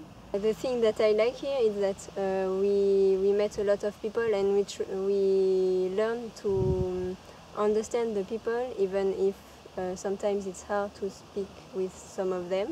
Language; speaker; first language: English; non-native, fluent; German